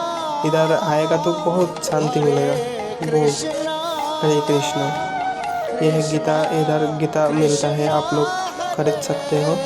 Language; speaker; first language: Hindi; non-native, local second language; Bangla